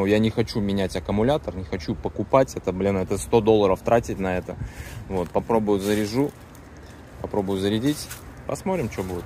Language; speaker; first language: Russian; native; Russian